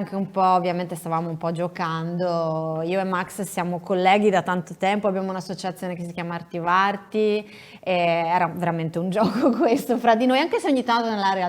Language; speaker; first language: Italian; native; Italian